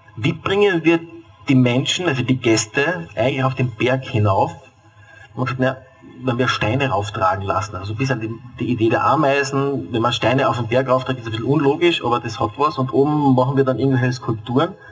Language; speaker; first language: German; native; German